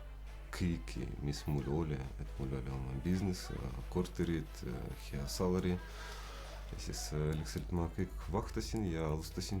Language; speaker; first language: Estonian; non-native, local second language; Russian